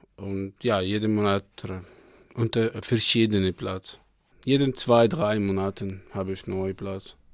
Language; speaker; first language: German; non-native, learner; Arabic